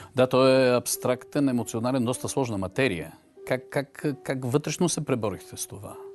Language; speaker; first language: Bulgarian; native; Bulgarian